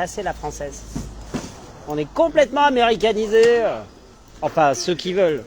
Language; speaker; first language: French; native; French